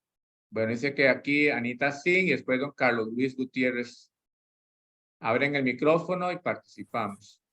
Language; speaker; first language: Spanish; native; Spanish